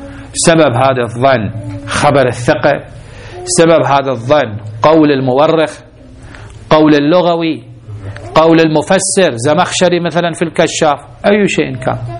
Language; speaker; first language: Arabic; native; Arabic